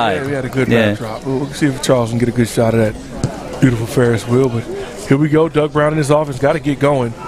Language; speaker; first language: English; native; English